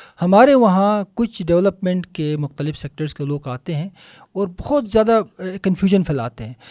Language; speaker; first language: Urdu; non-native, local second language; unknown